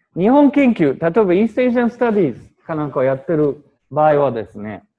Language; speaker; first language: Japanese; native; Japanese